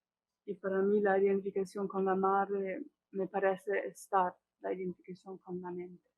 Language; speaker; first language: Spanish; non-native, fluent; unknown